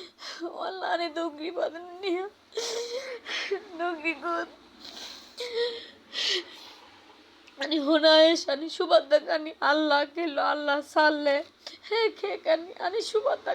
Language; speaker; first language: Arabic; non-native, learner; Bangla